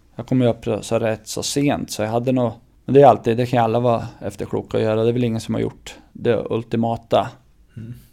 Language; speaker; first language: Swedish; native; Swedish